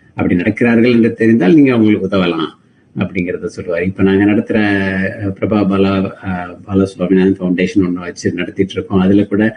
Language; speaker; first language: Tamil; native; Tamil